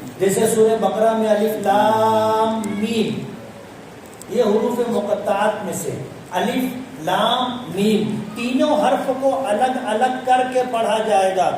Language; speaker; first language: Urdu; native; Urdu